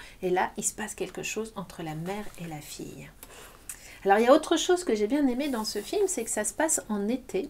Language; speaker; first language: French; native; French